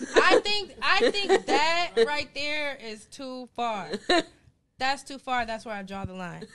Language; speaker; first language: English; native; English